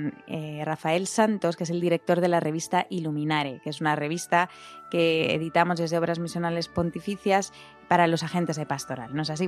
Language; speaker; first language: Spanish; native; Spanish